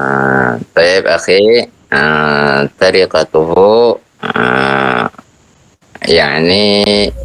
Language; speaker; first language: Arabic; non-native, learner; Indonesian